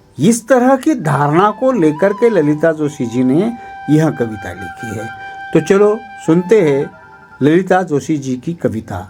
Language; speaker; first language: Hindi; non-native, local second language; Marathi